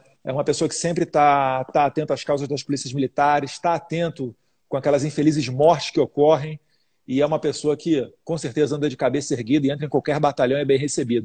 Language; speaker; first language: Portuguese; native; Portuguese